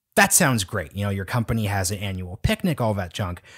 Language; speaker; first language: English; native; English